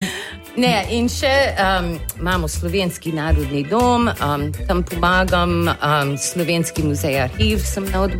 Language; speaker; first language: Slovenian; early bilingual, heritage; Slovenian